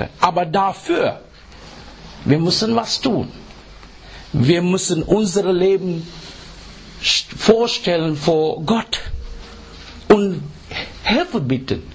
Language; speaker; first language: German; non-native, learner; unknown